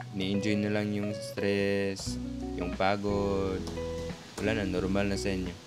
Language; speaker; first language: Filipino; native; Filipino